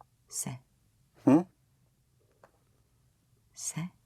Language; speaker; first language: French; non-native, learner; English